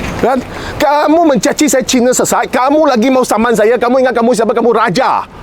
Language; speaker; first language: Malay; non-native, local second language; Chinese